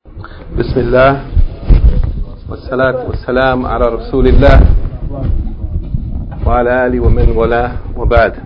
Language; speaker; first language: Arabic; non-native, fluent; English